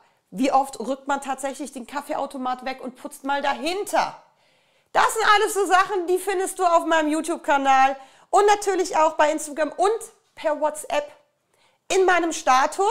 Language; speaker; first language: German; native; German